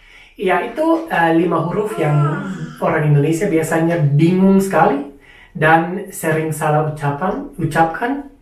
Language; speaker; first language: Indonesian; non-native, fluent; German